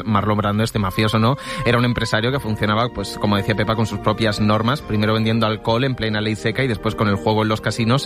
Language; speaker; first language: Spanish; native; Spanish